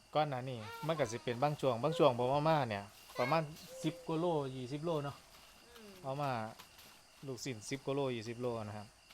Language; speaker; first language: Thai; native; Thai